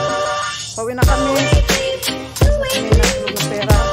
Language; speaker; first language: Filipino; non-native, local second language; Cebuano